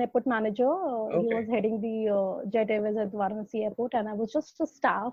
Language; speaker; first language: English; non-native, local second language; Hindi